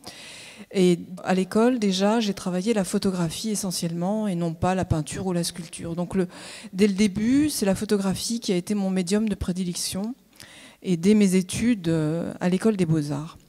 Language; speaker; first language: French; native; French